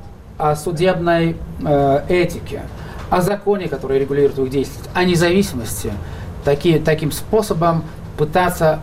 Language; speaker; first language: Russian; native; Russian